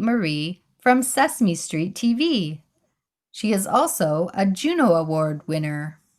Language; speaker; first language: English; non-native, learner; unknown